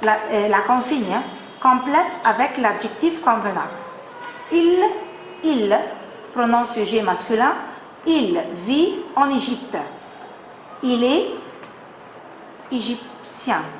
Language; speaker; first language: French; non-native, fluent; Arabic